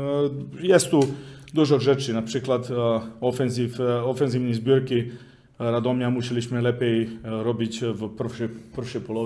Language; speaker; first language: Polish; non-native, learner; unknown